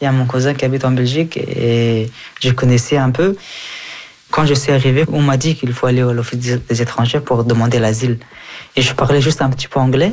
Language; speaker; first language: French; early bilingual, other home language; Persian